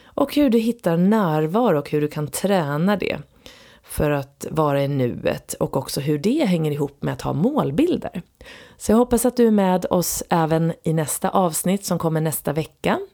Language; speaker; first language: Swedish; native; Swedish